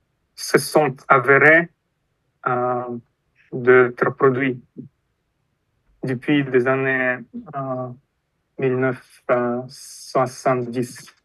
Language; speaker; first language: French; non-native, fluent; Russian